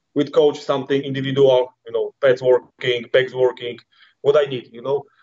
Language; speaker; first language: English; non-native, learner; Polish